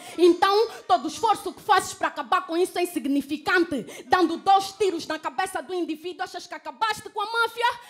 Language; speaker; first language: Portuguese; native; Portuguese